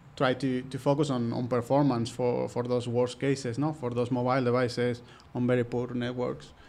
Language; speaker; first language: English; non-native, fluent; Spanish